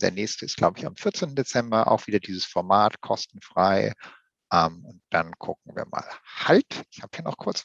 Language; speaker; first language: German; native; German